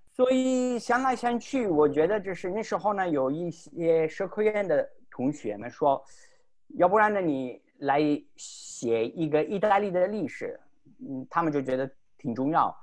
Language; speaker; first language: Chinese; non-native, fluent; Italian